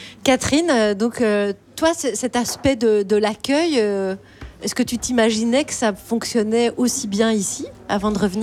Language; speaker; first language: French; native; French